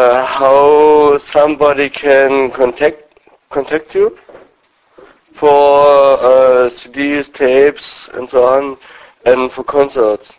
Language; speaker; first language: English; non-native, learner; German